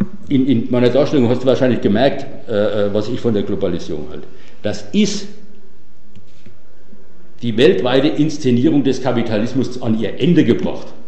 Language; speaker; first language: German; native; German